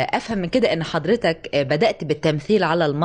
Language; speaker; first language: Arabic; native; Arabic